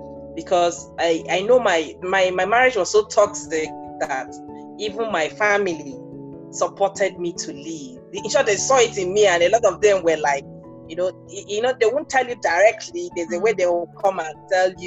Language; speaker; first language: English; non-native, local second language; Ibibio